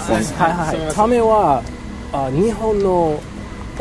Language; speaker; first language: Japanese; non-native, learner; English